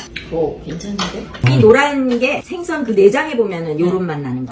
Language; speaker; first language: Korean; native; Korean